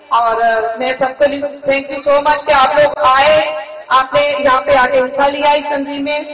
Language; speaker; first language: Urdu; non-native, local second language; Pashto